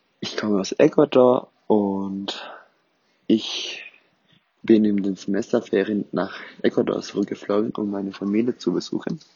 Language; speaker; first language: German; non-native, fluent; Spanish